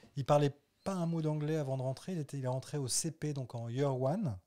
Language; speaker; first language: French; native; French